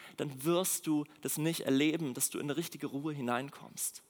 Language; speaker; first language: German; native; German